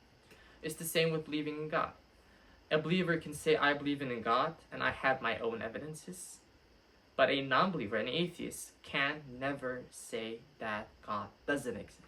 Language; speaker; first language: English; non-native, fluent; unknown